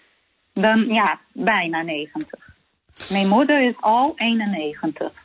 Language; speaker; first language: Dutch; non-native, learner; Portuguese